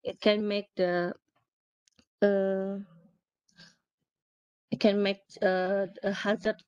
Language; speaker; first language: English; non-native, learner; Indonesian